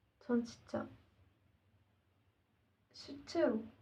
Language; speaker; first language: Korean; non-native, learner; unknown